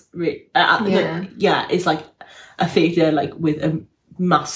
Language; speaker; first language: English; native; English